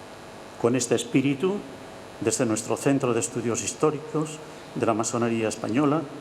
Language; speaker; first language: Spanish; native; Spanish